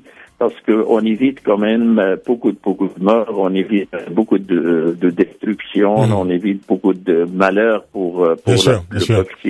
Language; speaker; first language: French; non-native, fluent; Arabic